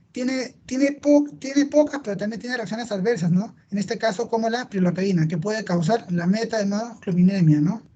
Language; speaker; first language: Spanish; native; Spanish